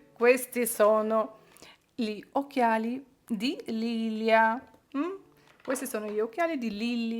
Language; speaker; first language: Italian; non-native, fluent; Ukrainian